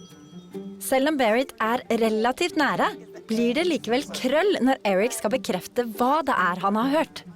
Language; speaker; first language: Norwegian; native; Norwegian